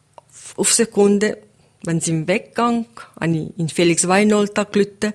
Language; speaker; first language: German; non-native, local second language; Italian